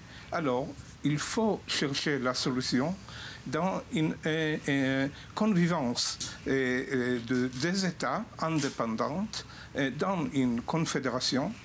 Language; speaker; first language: French; non-native, fluent; Hebrew